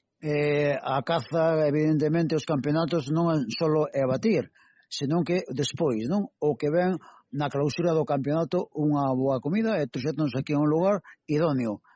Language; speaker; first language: Galician; native; Galician